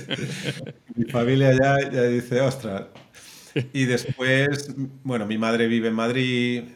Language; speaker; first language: Spanish; native; Spanish